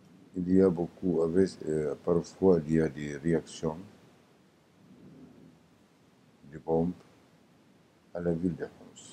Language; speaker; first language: French; non-native, learner; Arabic